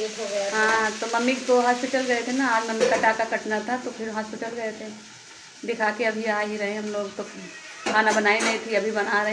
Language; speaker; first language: Hindi; native; Hindi